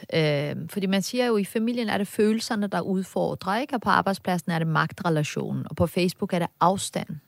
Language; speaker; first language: Danish; early bilingual, other home language; Turkish